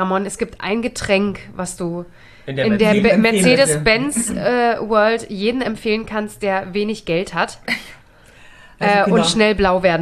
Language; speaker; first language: German; native; German